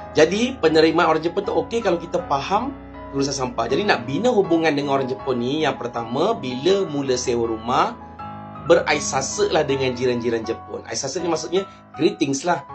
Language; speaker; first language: Malay; native; Malay